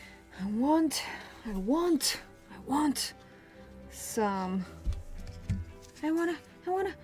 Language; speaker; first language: English; non-native, fluent; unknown